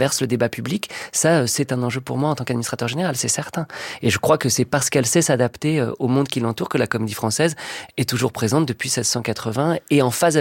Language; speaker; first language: French; native; French